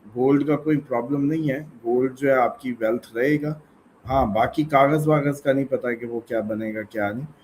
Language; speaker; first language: Urdu; native; Urdu